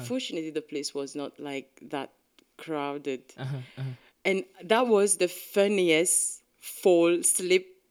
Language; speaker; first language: English; non-native, local second language; Morisyen